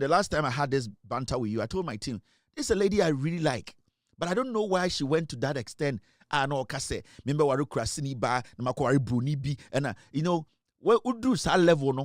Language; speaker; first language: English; non-native, local second language; Akan